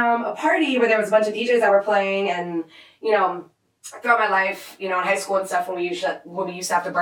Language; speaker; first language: English; native; English